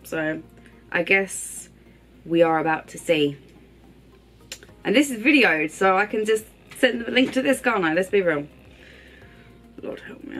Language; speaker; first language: English; native; English